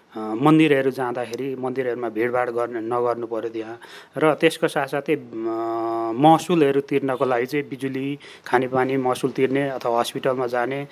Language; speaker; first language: Nepali; native; Nepali